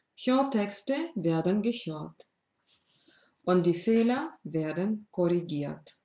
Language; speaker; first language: German; non-native, fluent; Russian